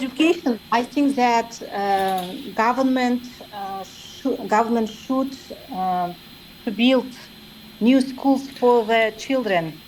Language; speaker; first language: English; non-native, learner; Kazakh